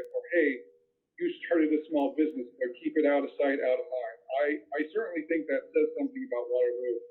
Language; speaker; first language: English; native; English